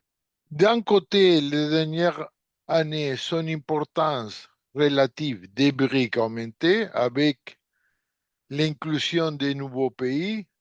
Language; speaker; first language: French; non-native, fluent; Portuguese